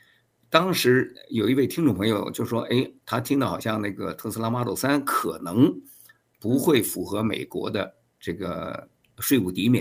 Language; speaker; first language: Chinese; native; Chinese